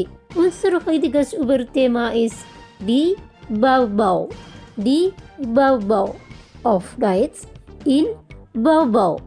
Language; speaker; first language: German; non-native, fluent; Indonesian